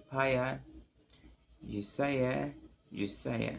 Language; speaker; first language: French; non-native, learner; Spanish